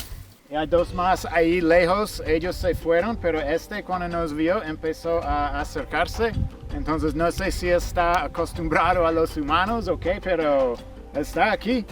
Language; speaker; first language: Spanish; non-native, fluent; English